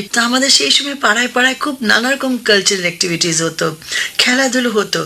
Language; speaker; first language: Bangla; early bilingual, other home language; Hindi